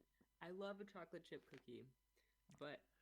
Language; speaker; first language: English; native; English